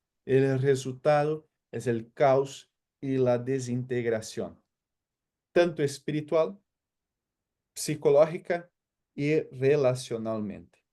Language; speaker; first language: Spanish; non-native, fluent; Portuguese